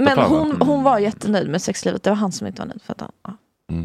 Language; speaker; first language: Swedish; native; Swedish